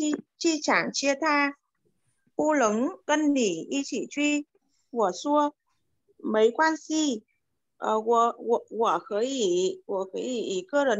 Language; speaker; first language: Chinese; non-native, learner; Vietnamese